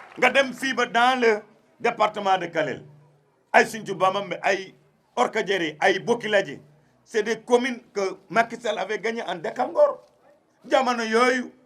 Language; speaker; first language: Wolof; non-native, local second language; Fula